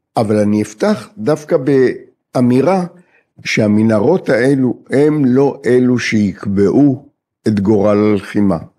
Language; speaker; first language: Hebrew; native; Hebrew